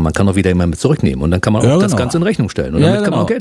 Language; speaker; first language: German; native; German